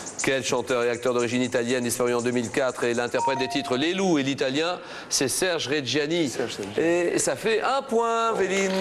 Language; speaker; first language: French; native; French